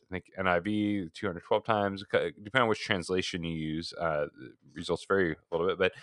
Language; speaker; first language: English; native; English